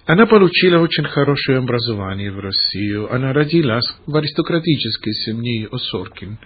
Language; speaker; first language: Russian; non-native, fluent; Greek